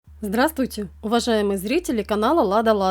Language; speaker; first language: Russian; native; Russian